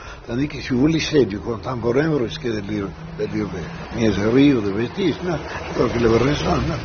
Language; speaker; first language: French; non-native, fluent; Spanish